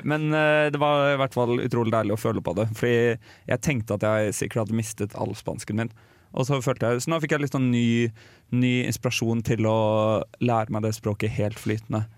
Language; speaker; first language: Norwegian; native; Norwegian